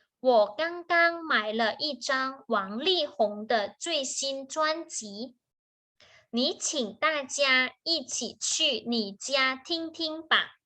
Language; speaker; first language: Chinese; non-native, fluent; Thai